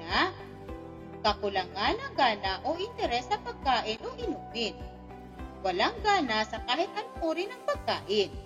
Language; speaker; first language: Filipino; native; Filipino